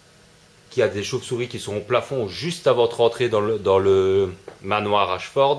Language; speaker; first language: French; native; French